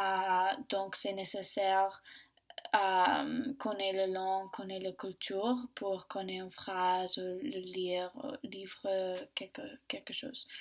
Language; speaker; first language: French; non-native, learner; English